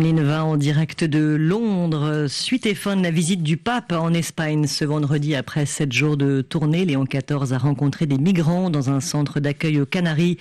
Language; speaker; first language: French; native; French